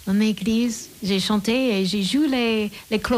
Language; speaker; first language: French; non-native, learner; English